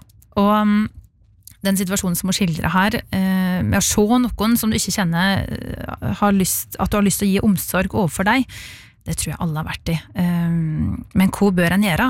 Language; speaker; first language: Norwegian; native; Norwegian